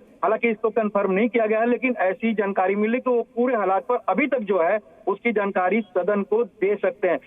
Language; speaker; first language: Hindi; native; Hindi